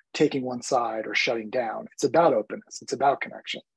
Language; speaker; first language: English; early bilingual, other home language; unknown